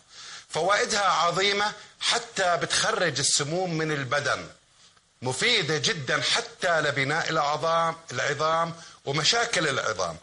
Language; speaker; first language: Arabic; native; Arabic